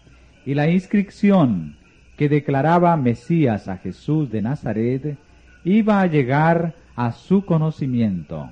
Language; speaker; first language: Spanish; native; Spanish